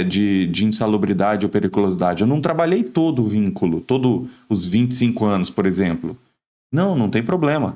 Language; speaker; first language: Portuguese; native; Portuguese